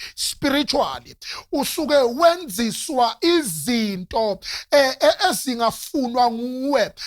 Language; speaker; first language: Zulu; non-native, local second language; Northern Sotho